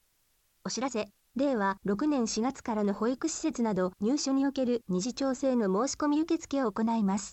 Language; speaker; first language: Japanese; native; Japanese